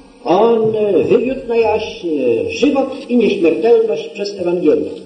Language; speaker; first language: Polish; native; Polish